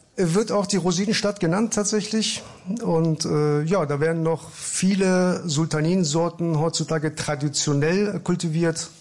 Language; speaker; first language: German; early bilingual, other home language; Persian